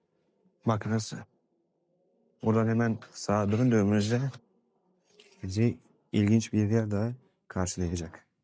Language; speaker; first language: Turkish; native; Turkish